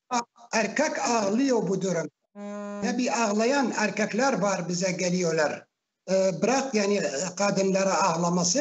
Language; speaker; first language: Turkish; non-native, fluent; Arabic